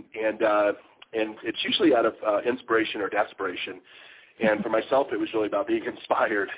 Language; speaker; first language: English; native; English